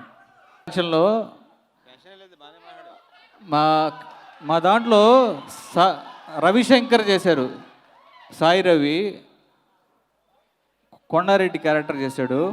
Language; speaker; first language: Telugu; native; Telugu